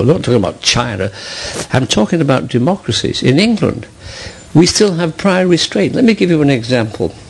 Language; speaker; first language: English; native; English